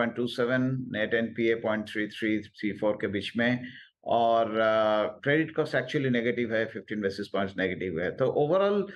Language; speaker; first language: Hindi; non-native, local second language; Bangla